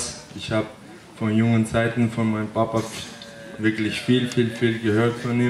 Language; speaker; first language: German; early bilingual, other home language; Armenian